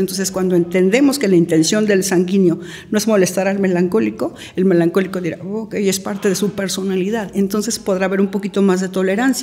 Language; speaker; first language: Spanish; native; Spanish